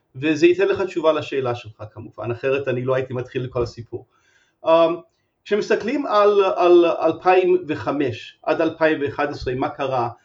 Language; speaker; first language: Hebrew; non-native, fluent; English